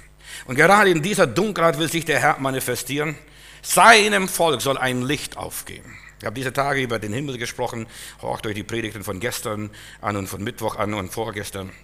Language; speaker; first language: German; native; German